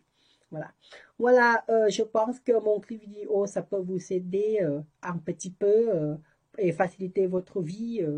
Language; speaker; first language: French; non-native, learner; Thai